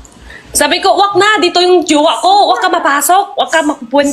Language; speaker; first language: Filipino; non-native, learner; Chinese